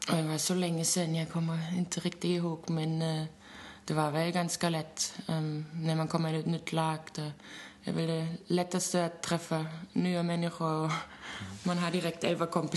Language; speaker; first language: Swedish; non-native, fluent; German